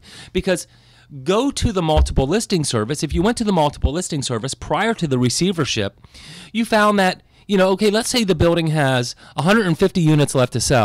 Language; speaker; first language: English; native; English